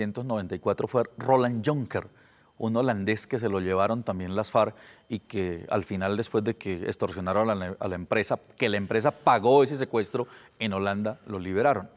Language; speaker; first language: Spanish; native; Spanish